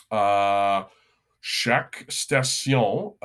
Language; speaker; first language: French; non-native, local second language; English